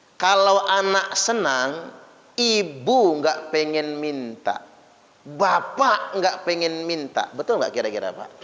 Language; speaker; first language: Indonesian; non-native, local second language; Malay